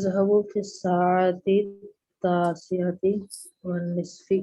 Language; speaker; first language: Arabic; non-native, learner; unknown